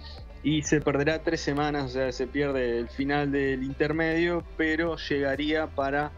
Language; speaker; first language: Spanish; native; Spanish